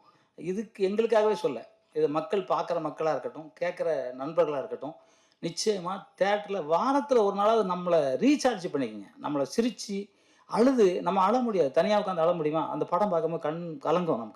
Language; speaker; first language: Tamil; native; Tamil